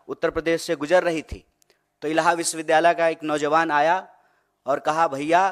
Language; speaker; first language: Hindi; native; Hindi